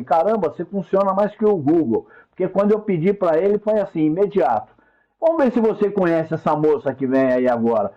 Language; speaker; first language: Portuguese; native; Portuguese